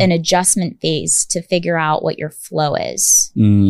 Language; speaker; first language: English; native; English